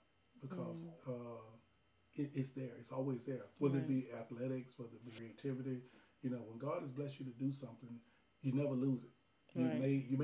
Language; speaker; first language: English; native; English